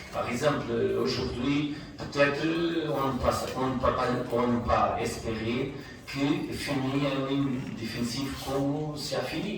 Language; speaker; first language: French; non-native, fluent; Portuguese